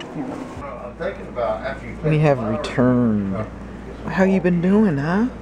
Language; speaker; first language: English; native; English